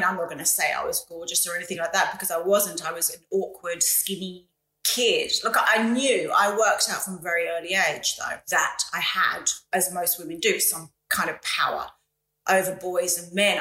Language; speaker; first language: English; native; English